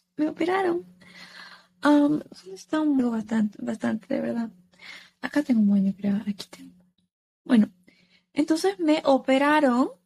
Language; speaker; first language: Spanish; early bilingual, heritage; Spanish